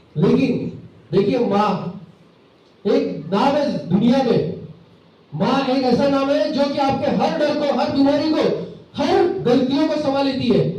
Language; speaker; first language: Hindi; native; Hindi